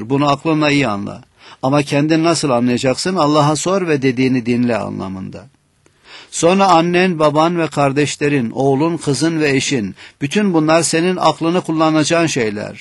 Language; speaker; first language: Turkish; native; Turkish